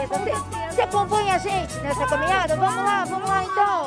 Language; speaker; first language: Portuguese; native; Portuguese